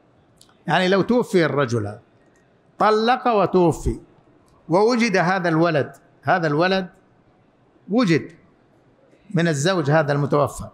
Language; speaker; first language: Arabic; native; Arabic